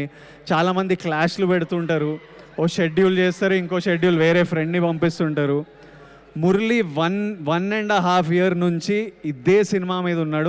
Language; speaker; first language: Telugu; native; Telugu